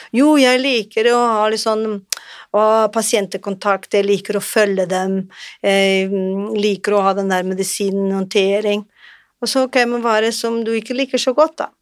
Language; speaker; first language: Norwegian; non-native, fluent; Portuguese